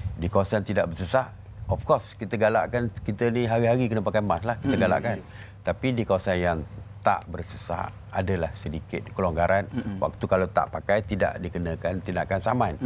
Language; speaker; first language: Malay; native; Malay